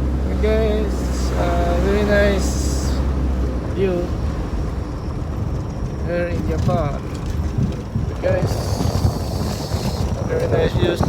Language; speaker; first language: English; non-native, learner; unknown